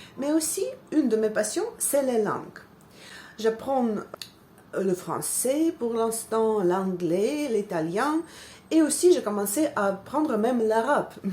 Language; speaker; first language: French; non-native, fluent; Russian